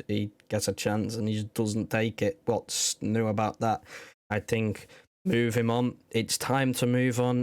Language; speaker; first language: English; native; English